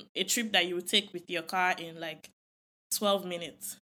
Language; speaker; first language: English; non-native, local second language; Yoruba